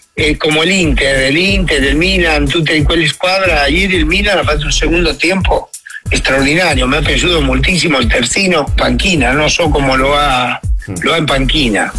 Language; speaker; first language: Italian; non-native, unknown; Spanish